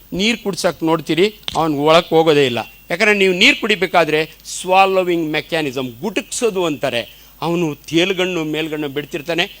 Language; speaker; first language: Kannada; native; Kannada